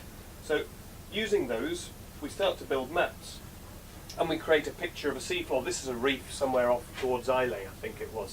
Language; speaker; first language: English; native; English